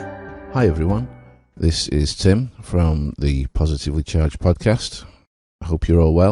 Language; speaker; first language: English; native; English